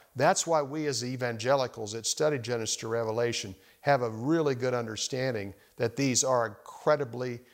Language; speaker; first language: English; native; English